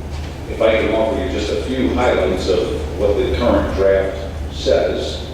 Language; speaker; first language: English; native; English